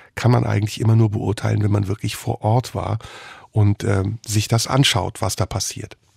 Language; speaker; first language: German; early bilingual, other home language; Turkish